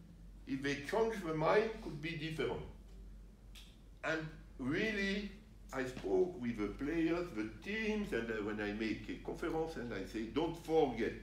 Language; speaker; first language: English; non-native, learner; French